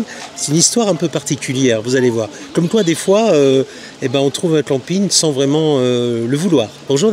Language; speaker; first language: French; native; French